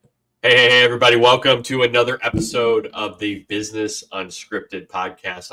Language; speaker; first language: English; native; English